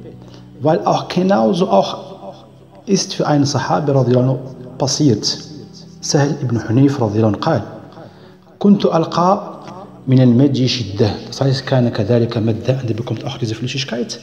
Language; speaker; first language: German; non-native, fluent; Arabic